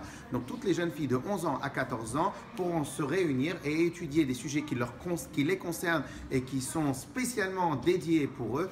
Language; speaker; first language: French; native; French